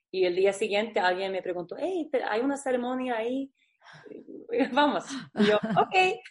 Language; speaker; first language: Spanish; non-native, learner; Swedish